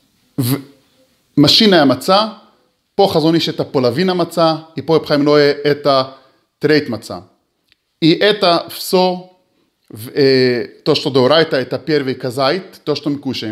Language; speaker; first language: Russian; early bilingual, heritage; Hebrew